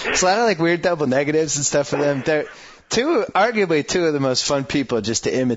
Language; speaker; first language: English; native; English